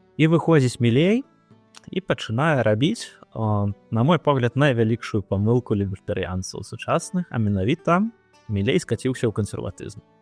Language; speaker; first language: Belarusian; non-native, local second language; Russian